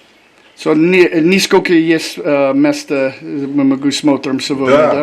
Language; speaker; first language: Russian; non-native, learner; English